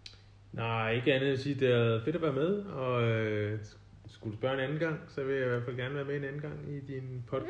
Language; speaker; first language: Danish; native; Danish